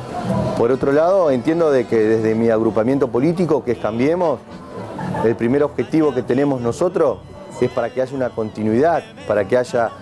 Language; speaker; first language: Spanish; native; Spanish